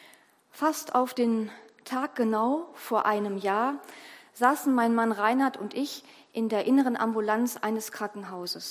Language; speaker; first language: German; native; German